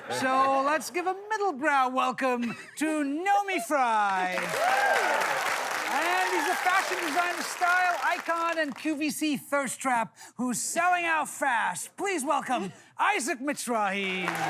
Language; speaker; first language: English; native; English